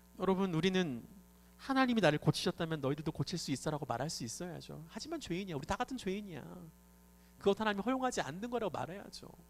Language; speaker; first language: Korean; native; Korean